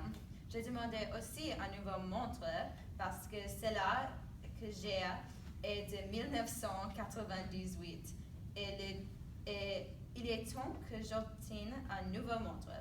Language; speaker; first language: French; non-native, learner; English